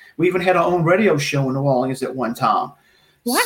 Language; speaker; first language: English; native; English